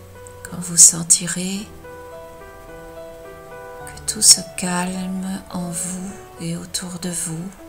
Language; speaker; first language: French; native; French